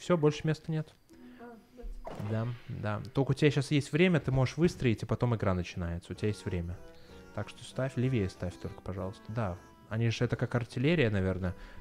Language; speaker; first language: Russian; native; Russian